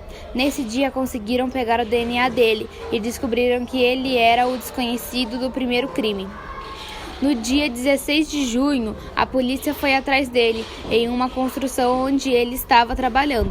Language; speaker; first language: Portuguese; native; Portuguese